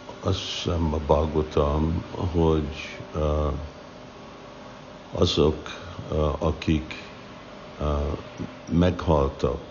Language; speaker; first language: Hungarian; non-native, fluent; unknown